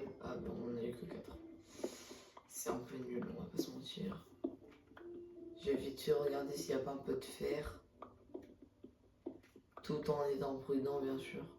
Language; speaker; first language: French; native; French